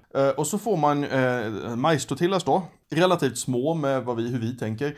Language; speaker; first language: Swedish; native; Swedish